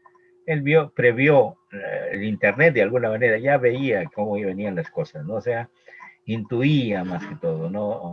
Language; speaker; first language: Spanish; native; Spanish